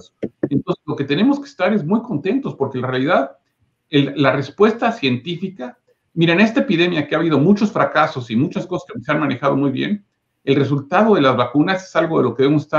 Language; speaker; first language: Spanish; native; Spanish